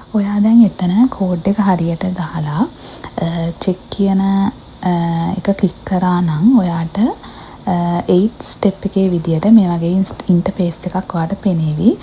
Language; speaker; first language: Sinhala; native; Sinhala